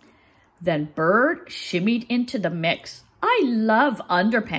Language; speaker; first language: English; native; English